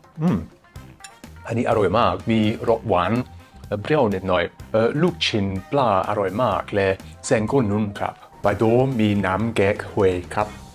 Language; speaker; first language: Thai; non-native, fluent; English